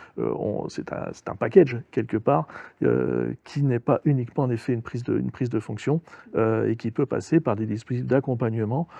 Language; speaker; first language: French; native; French